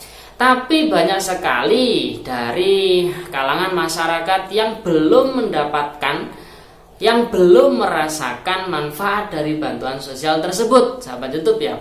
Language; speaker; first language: Indonesian; native; Indonesian